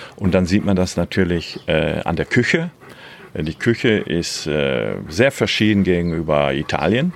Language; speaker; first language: German; native; German